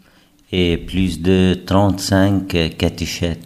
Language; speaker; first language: French; non-native, fluent; Arabic